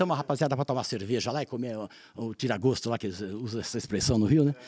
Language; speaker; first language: Portuguese; native; Portuguese